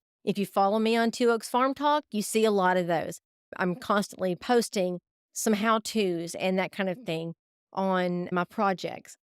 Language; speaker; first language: English; native; English